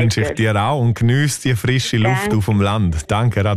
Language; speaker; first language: German; native; German